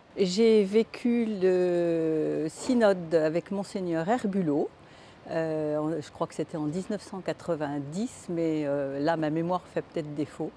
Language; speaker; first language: French; native; French